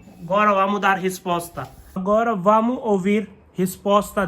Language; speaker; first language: Portuguese; non-native, learner; Hindi